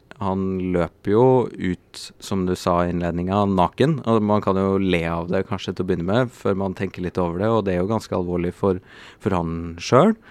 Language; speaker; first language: Norwegian; native; Norwegian